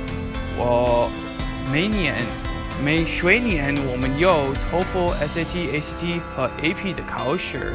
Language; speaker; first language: Chinese; non-native, learner; English